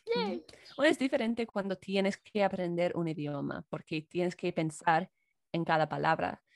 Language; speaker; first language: Spanish; non-native, fluent; English